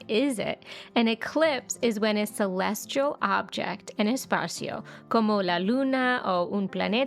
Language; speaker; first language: Spanish; non-native, fluent; English